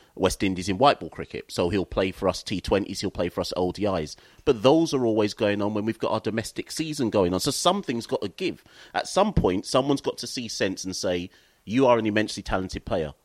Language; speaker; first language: English; native; English